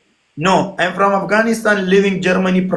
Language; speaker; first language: English; non-native, learner; Pashto